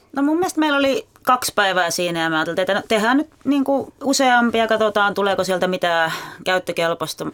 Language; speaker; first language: Finnish; native; Finnish